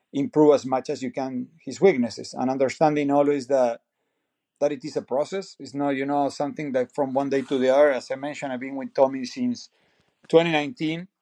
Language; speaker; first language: English; non-native, fluent; Spanish